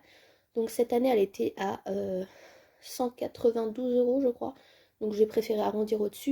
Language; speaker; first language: French; native; French